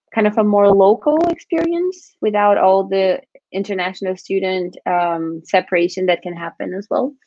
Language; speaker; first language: English; non-native, fluent; Portuguese